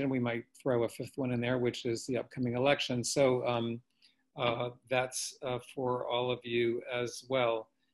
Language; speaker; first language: English; native; English